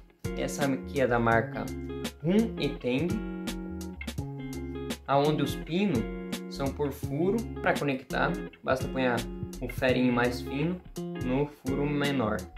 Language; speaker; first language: Portuguese; native; Portuguese